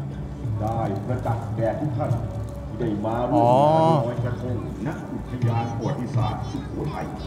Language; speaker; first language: Thai; native; Thai